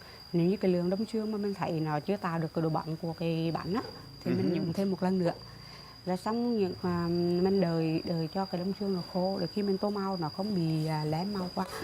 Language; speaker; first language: Vietnamese; native; Vietnamese